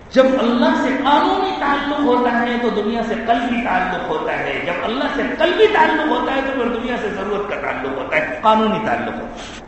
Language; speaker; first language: Urdu; native; Urdu